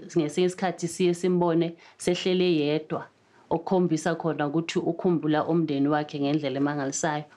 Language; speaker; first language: Zulu; native; Zulu